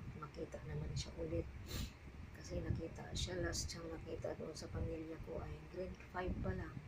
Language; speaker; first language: Filipino; non-native, local second language; Cebuano